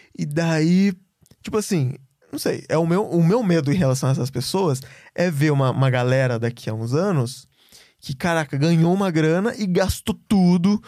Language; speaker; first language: Portuguese; native; Portuguese